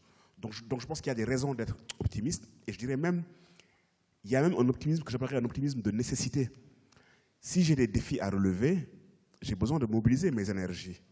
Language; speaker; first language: French; native; French